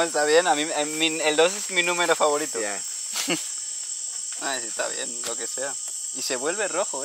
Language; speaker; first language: Spanish; native; Spanish